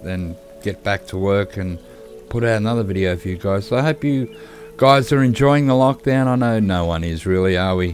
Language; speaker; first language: English; native; English